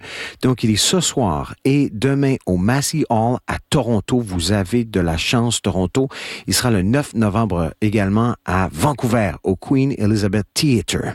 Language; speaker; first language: French; native; French